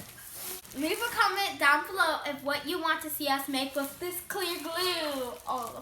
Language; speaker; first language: English; native; English